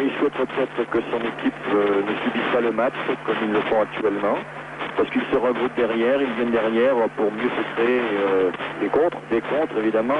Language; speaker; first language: French; native; French